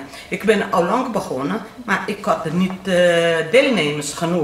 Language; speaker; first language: Dutch; non-native, learner; Portuguese